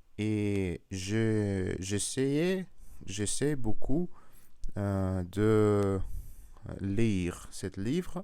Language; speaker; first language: French; non-native, learner; Russian